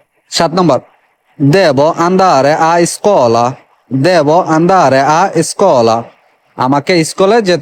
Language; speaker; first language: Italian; non-native, learner; Bangla